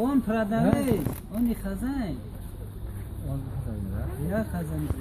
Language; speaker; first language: Russian; non-native, learner; Tajik